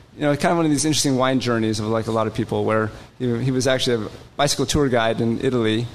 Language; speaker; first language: English; native; English